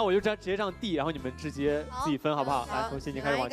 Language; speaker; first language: Chinese; native; Chinese